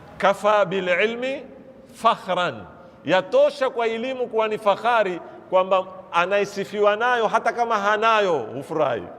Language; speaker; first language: Swahili; native; Swahili